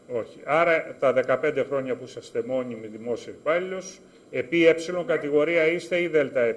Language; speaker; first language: Greek; native; Greek